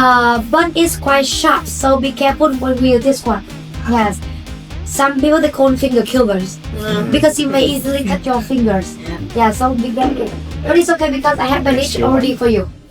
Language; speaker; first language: English; non-native, fluent; Vietnamese